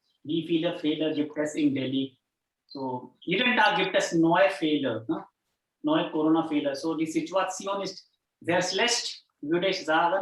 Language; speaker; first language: German; non-native, fluent; Hindi